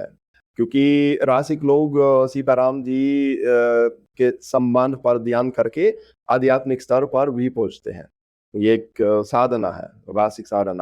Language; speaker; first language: Hindi; non-native, fluent; Russian